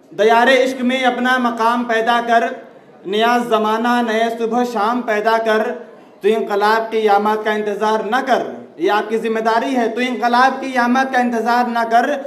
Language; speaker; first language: Urdu; native; Urdu